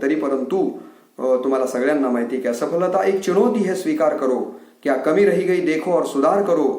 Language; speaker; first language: Hindi; non-native, local second language; Marathi